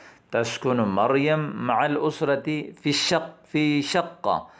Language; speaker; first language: Arabic; non-native, fluent; Urdu